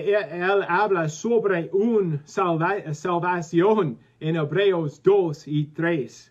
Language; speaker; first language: Spanish; non-native, learner; English